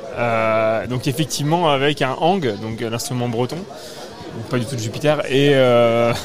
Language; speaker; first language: French; native; French